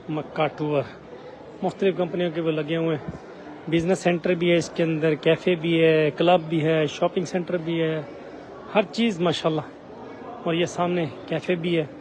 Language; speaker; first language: Urdu; non-native, local second language; Saraiki